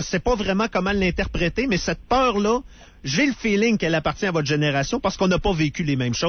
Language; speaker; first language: French; native; French